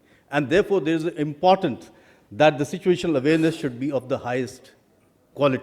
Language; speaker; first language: English; non-native, local second language; Hindi